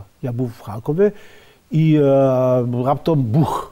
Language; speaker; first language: Ukrainian; non-native, fluent; German